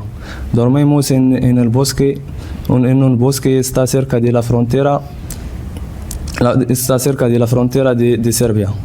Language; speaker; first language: Spanish; non-native, learner; Central Atlas Tamazight